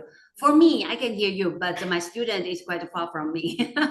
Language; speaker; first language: English; non-native, fluent; Chinese